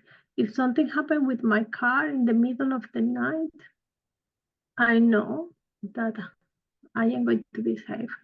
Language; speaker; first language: English; non-native, fluent; Spanish